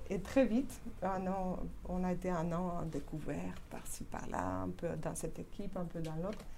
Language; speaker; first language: French; non-native, fluent; Spanish